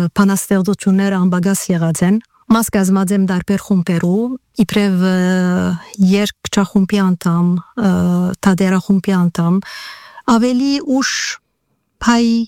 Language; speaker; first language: Armenian; early bilingual, heritage; Armenian